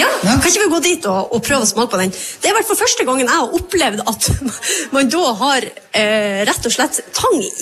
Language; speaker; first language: Norwegian; native; Norwegian